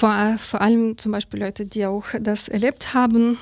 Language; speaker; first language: German; non-native, learner; Ukrainian